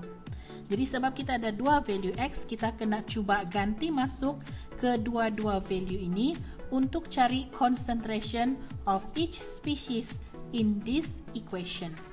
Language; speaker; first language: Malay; native; Malay